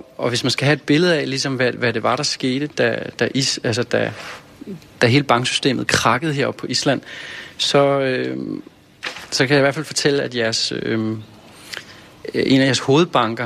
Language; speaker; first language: Danish; native; Danish